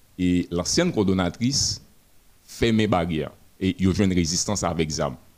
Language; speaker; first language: French; non-native, local second language; Haitian Creole